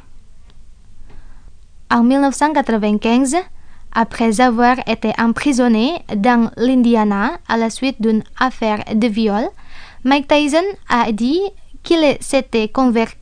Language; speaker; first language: French; non-native, fluent; Indonesian